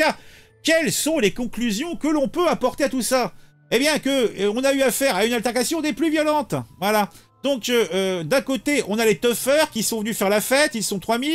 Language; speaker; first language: French; native; French